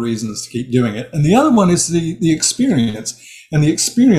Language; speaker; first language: English; native; English